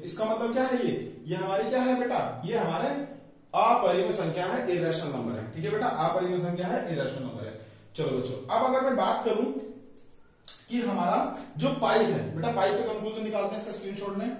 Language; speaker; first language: Hindi; native; Hindi